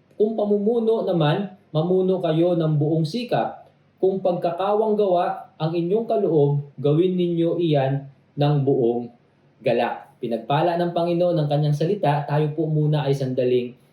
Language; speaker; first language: Filipino; native; Filipino